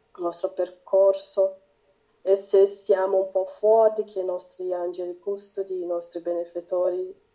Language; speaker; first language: Italian; non-native, learner; Portuguese